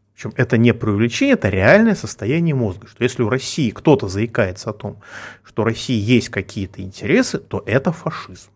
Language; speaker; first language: Russian; native; Russian